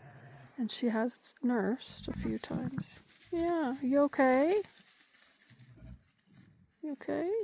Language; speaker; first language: English; native; English